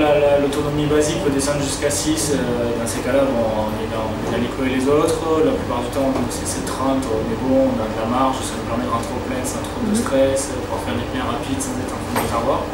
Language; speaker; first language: French; native; French